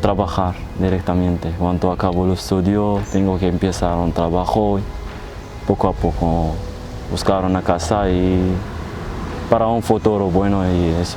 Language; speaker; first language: Spanish; non-native, learner; Arabic